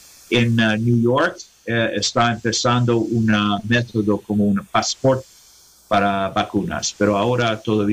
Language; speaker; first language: Spanish; non-native, learner; English